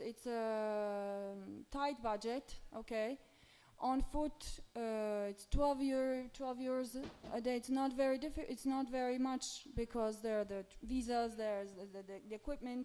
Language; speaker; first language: English; non-native, fluent; Romanian